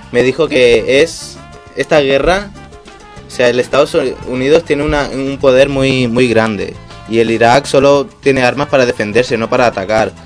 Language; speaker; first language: Spanish; non-native, fluent; Urdu